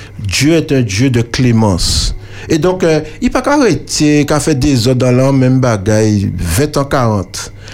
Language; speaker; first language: French; native; French